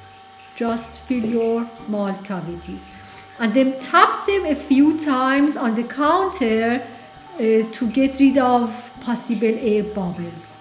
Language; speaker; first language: English; non-native, fluent; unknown